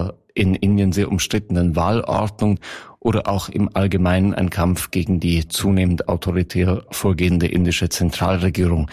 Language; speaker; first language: German; native; German